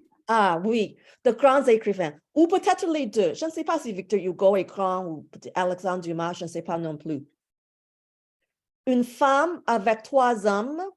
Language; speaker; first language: French; non-native, fluent; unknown